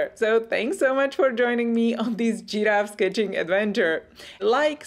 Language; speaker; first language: English; non-native, fluent; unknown